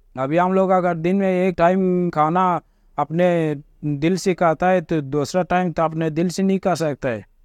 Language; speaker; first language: Urdu; non-native, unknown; Persian